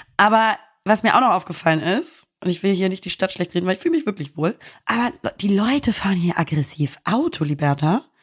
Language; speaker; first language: German; native; German